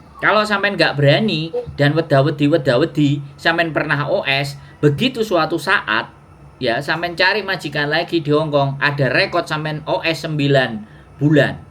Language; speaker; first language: Indonesian; non-native, local second language; Javanese